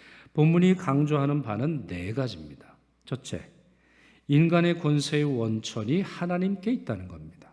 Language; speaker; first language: Korean; native; Korean